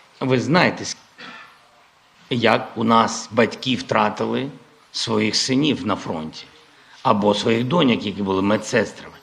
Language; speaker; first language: Ukrainian; non-native, local second language; Russian